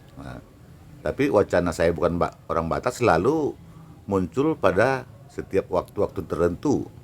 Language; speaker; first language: Indonesian; non-native, local second language; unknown